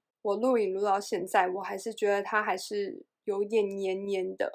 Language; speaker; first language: Chinese; native; Chinese